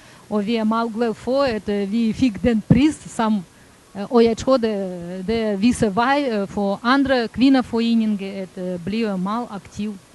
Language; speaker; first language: Danish; non-native, fluent; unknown